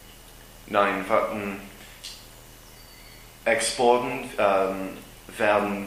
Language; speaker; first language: German; non-native, learner; English